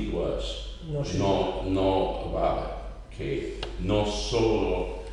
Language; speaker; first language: Spanish; non-native, fluent; English